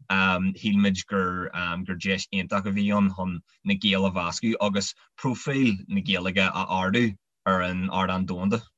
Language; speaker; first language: Irish; non-native, local second language; English